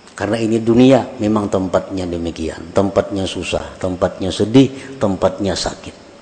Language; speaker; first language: Indonesian; non-native, local second language; Banjar